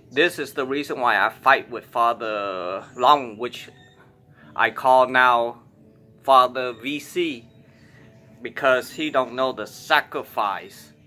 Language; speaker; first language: English; non-native, fluent; Vietnamese